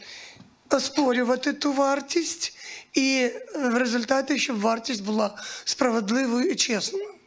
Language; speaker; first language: Ukrainian; native; Ukrainian